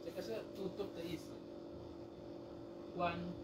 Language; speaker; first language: Chinese; non-native, learner; Indonesian